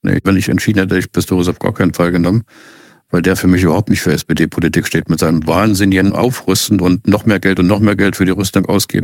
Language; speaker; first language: German; native; German